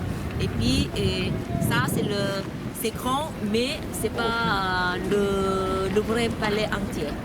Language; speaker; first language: French; non-native, learner; Korean